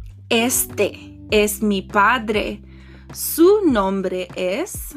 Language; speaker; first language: Spanish; non-native, learner; English